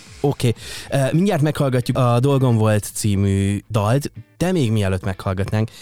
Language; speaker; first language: Hungarian; native; Hungarian